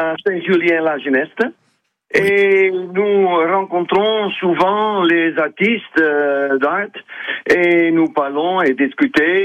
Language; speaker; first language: French; non-native, learner; Dutch